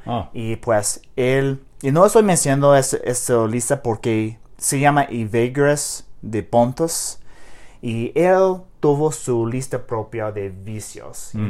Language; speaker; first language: Spanish; non-native, learner; English